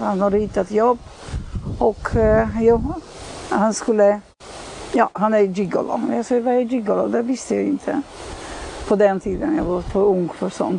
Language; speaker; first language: Swedish; non-native, fluent; Polish